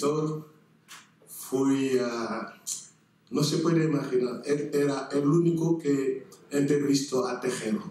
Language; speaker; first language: Spanish; non-native, fluent; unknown